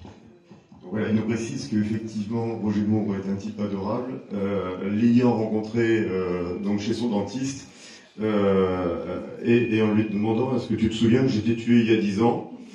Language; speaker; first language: French; native; French